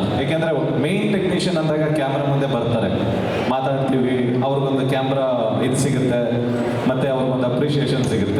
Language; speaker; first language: Kannada; native; Kannada